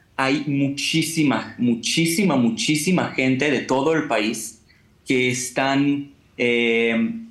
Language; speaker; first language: Spanish; non-native, fluent; Hebrew